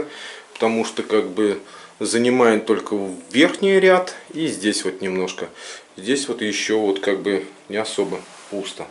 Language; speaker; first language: Russian; native; Russian